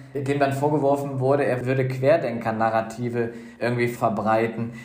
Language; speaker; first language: German; native; German